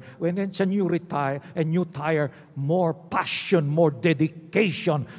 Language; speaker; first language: English; non-native, local second language; Filipino